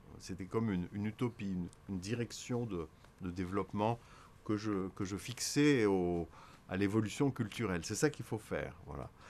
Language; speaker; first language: French; native; French